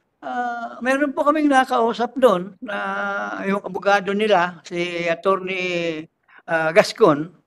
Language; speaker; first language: Filipino; native; Filipino